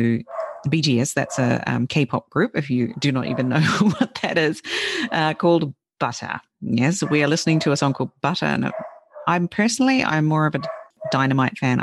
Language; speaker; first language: English; native; English